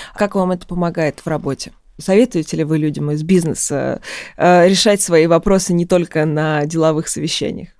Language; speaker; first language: Russian; native; Russian